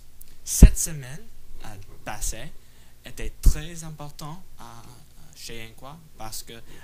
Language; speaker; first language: French; non-native, fluent; English